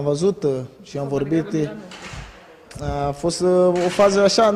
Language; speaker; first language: Romanian; non-native, learner; Portuguese